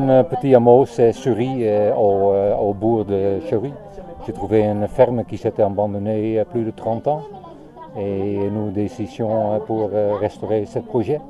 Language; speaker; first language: French; non-native, learner; Dutch